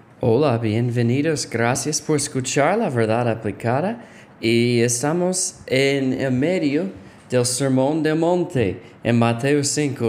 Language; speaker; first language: Spanish; non-native, fluent; English